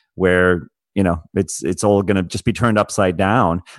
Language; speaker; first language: English; native; English